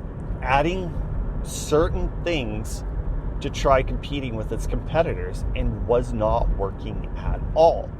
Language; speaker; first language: English; native; English